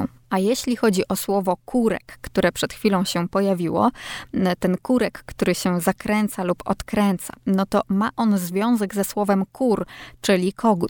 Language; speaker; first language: Polish; native; Polish